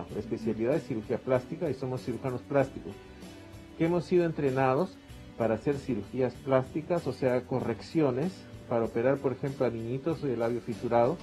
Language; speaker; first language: Spanish; native; Spanish